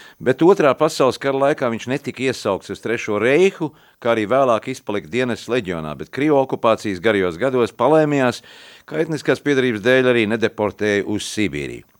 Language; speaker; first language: Latvian; native; Latvian